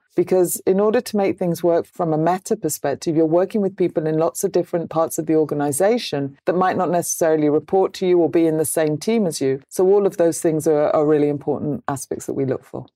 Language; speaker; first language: English; native; English